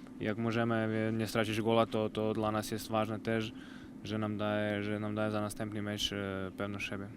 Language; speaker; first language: Polish; non-native, learner; Croatian